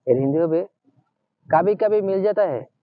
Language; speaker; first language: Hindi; non-native, learner; Bangla